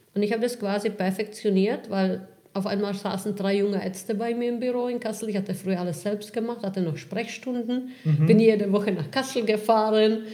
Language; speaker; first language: German; non-native, fluent; Czech